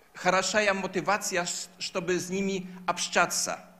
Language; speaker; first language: Russian; non-native, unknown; Polish